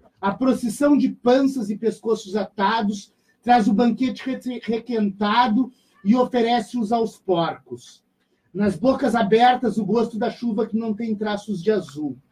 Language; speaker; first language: Portuguese; native; Portuguese